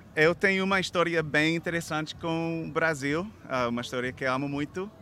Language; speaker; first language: Portuguese; non-native, fluent; English